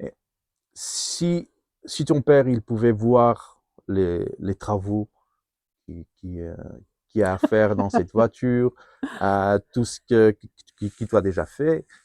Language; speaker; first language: French; non-native, fluent; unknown